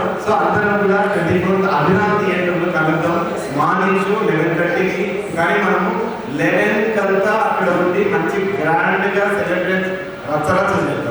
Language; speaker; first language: Telugu; native; Telugu